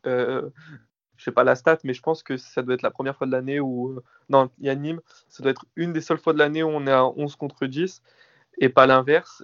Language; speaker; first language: French; native; French